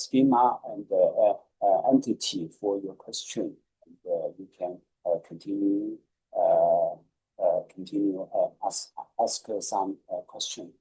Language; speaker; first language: English; non-native, learner; Chinese